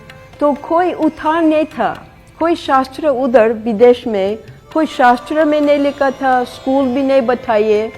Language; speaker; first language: Hindi; non-native, fluent; English